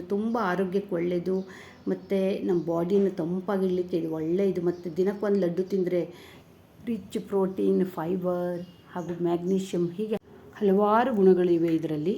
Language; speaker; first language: Kannada; native; Kannada